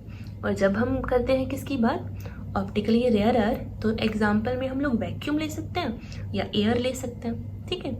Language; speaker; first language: Hindi; native; Hindi